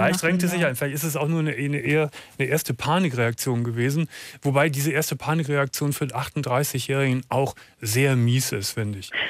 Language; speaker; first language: German; native; German